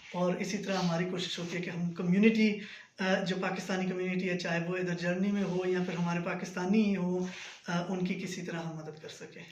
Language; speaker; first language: Urdu; native; Urdu